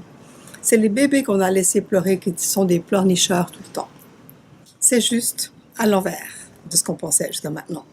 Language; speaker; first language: French; native; French